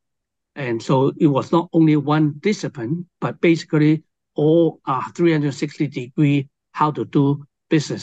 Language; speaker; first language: English; non-native, local second language; Cantonese